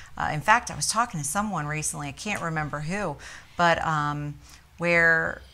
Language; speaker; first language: English; native; English